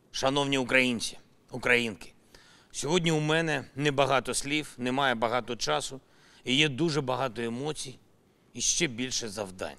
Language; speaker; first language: Ukrainian; non-native, local second language; Russian